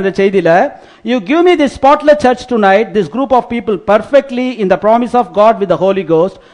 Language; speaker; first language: English; non-native, local second language; Tamil